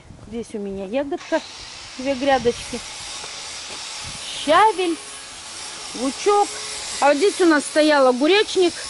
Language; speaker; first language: Russian; native; Russian